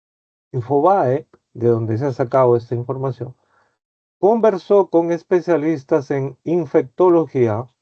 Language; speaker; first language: Spanish; native; Spanish